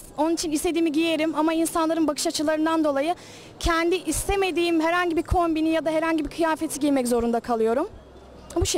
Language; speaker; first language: Turkish; native; Turkish